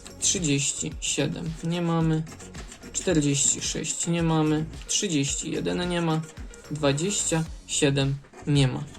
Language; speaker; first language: Polish; native; Polish